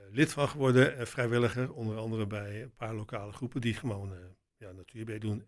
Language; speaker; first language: Dutch; native; Dutch